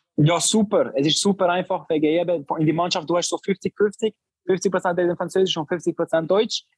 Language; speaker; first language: German; non-native, learner; Albanian